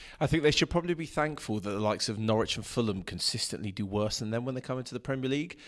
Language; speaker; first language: English; native; English